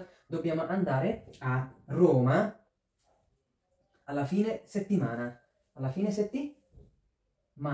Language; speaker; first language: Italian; non-native, fluent; Bangla